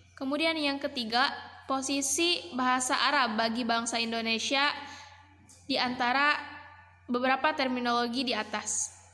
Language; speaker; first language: Indonesian; non-native, local second language; Sundanese